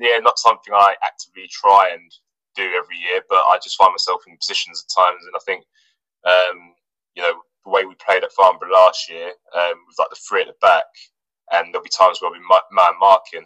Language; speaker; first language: English; non-native, local second language; Russian